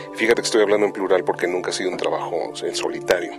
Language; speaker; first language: Spanish; native; Spanish